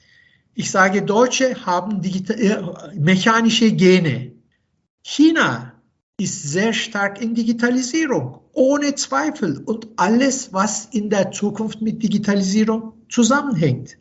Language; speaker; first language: German; non-native, fluent; Turkish